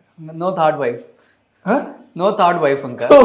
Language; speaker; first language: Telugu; native; Telugu